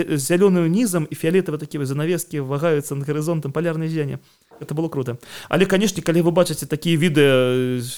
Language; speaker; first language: Belarusian; non-native, local second language; Russian